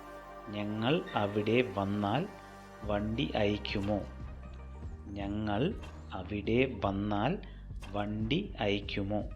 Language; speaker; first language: Malayalam; non-native, fluent; Telugu